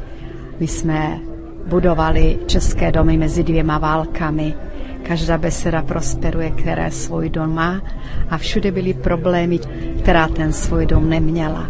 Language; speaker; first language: Czech; early bilingual, heritage; Czech